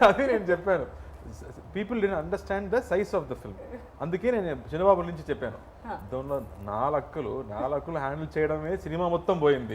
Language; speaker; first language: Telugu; non-native, fluent; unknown